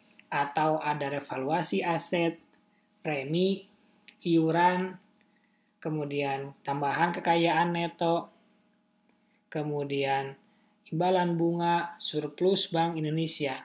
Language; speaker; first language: Indonesian; native; Indonesian